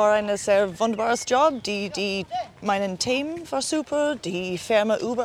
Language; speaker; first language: German; non-native, learner; English